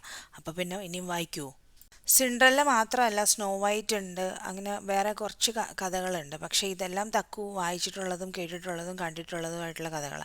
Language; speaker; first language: Malayalam; native; Malayalam